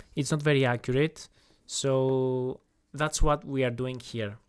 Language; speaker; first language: English; non-native, fluent; Greek